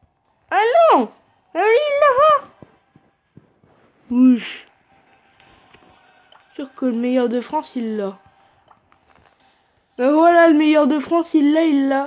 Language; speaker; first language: French; native; French